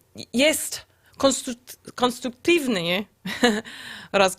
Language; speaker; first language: Russian; non-native, learner; English